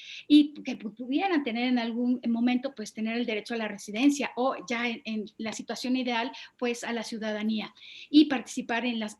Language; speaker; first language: Spanish; native; Spanish